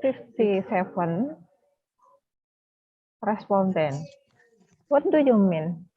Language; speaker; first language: English; non-native, learner; Indonesian